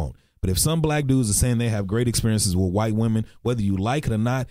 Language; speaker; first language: English; native; English